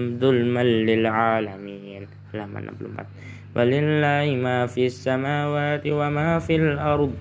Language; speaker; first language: Arabic; non-native, learner; Indonesian